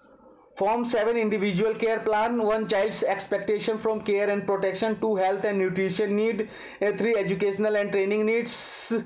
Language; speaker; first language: English; non-native, local second language; Hindi